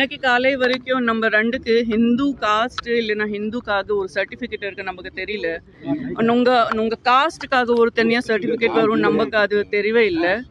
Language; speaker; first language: Tamil; non-native, local second language; Gujarati